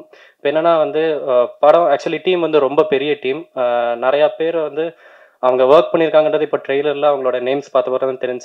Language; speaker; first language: Tamil; native; Tamil